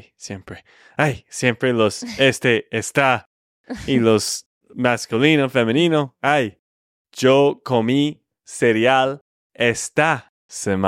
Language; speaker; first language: Spanish; non-native, fluent; English